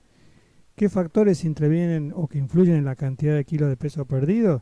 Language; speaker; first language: Spanish; native; Spanish